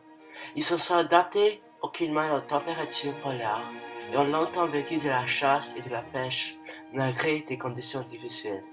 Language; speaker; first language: French; non-native, local second language; English